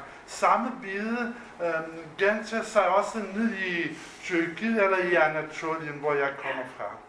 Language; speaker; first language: Danish; non-native, fluent; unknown